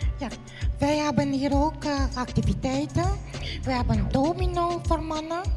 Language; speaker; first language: Dutch; non-native, local second language; Papiamento